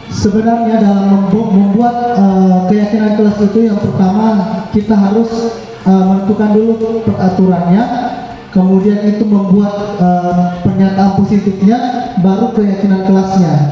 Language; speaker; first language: Indonesian; native; Indonesian